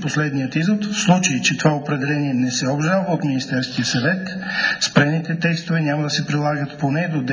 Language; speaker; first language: Bulgarian; native; Bulgarian